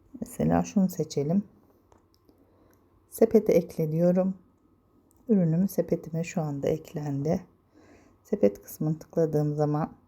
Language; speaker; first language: Turkish; native; Turkish